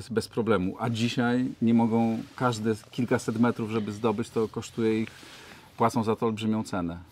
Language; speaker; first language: Polish; native; Polish